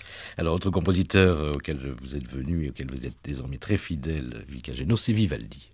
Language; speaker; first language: French; native; French